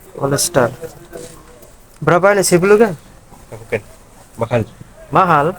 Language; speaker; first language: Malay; non-native, learner; Bangla